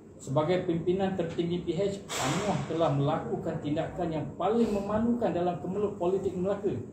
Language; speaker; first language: Malay; non-native, local second language; Chinese